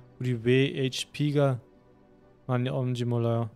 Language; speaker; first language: Korean; non-native, fluent; German